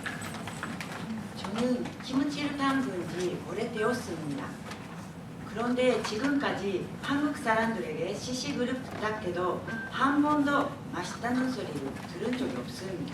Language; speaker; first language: Korean; non-native, fluent; Japanese